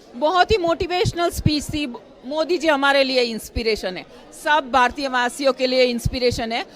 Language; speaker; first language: Hindi; non-native, local second language; Gujarati